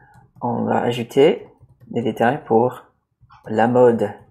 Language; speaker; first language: French; non-native, learner; English